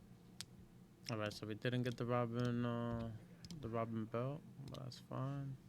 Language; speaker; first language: English; native; English